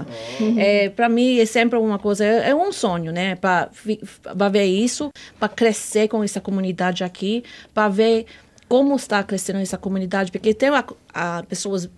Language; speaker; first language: Portuguese; non-native, fluent; English